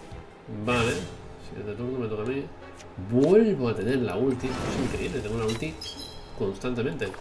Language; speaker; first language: Spanish; native; Spanish